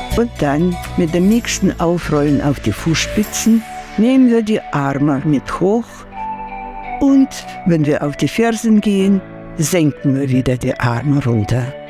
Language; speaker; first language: German; non-native, fluent; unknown